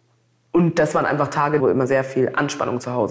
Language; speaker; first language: German; native; German